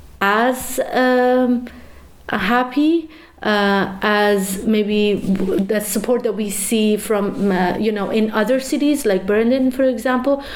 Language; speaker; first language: English; non-native, fluent; Persian